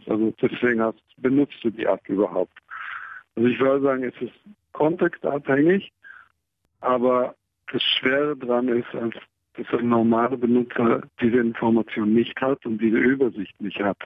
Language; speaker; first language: German; non-native, fluent; Hebrew